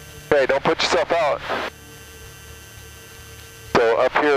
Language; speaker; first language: English; native; English